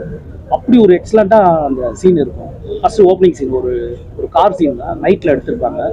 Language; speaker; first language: Tamil; native; Tamil